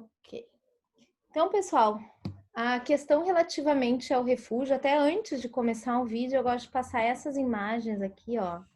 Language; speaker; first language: Portuguese; native; Portuguese